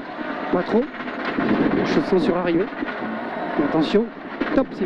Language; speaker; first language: French; native; French